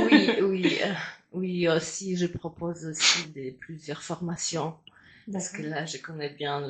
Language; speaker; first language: French; non-native, fluent; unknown